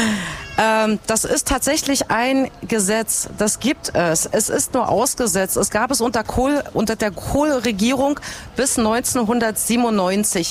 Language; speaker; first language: German; native; German